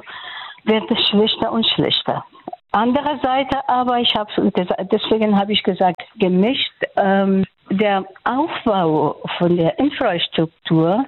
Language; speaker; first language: German; non-native, fluent; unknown